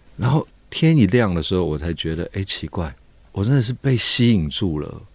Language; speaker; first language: Chinese; native; Chinese